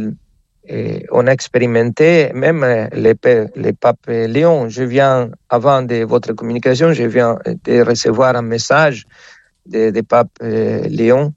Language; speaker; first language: French; non-native, fluent; Spanish